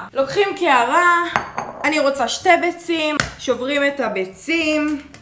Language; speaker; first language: Hebrew; native; Hebrew